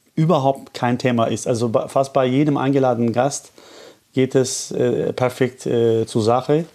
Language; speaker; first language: German; non-native, fluent; Turkish